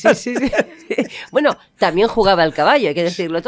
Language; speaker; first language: Spanish; native; Spanish